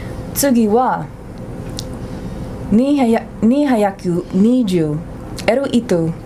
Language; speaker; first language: Japanese; non-native, learner; English